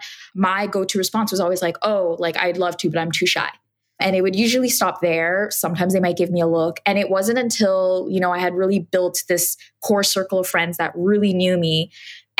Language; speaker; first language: English; native; English